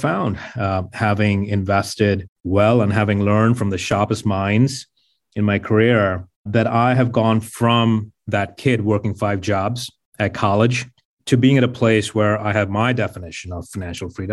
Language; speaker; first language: English; non-native, local second language; Hindi